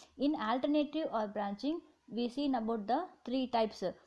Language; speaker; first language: English; non-native, local second language; Tamil